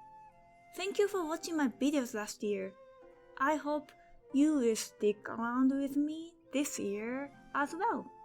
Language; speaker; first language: English; non-native, fluent; Japanese